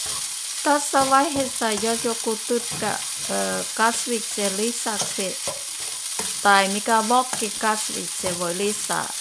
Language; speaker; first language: Finnish; non-native, learner; Thai